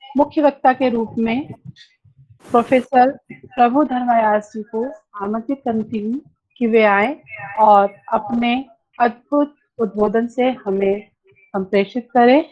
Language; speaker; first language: Hindi; native; Hindi